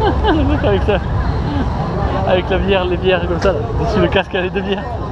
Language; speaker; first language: French; native; French